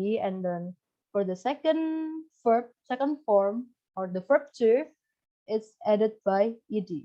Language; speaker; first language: English; non-native, fluent; Indonesian